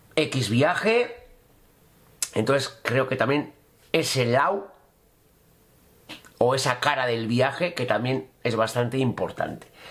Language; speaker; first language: Spanish; native; Spanish